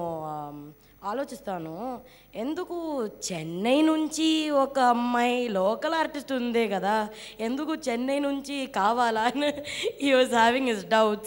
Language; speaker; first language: Telugu; non-native, fluent; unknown